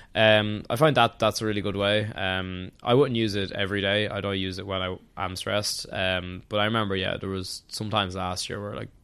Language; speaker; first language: English; native; English